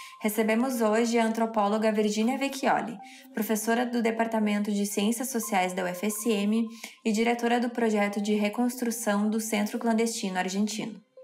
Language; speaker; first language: Portuguese; native; Portuguese